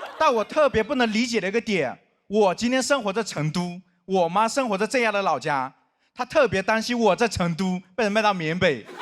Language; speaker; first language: Chinese; non-native, local second language; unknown